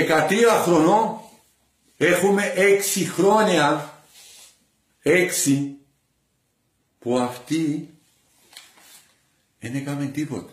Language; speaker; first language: Greek; non-native, learner; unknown